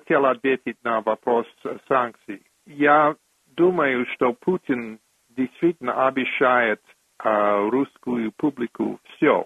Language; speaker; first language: Russian; non-native, fluent; English